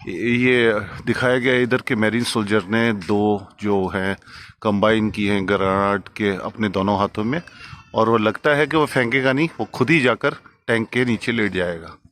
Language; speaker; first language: Hindi; non-native, fluent; Russian